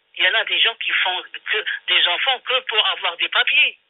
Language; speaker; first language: French; non-native, local second language; Arabic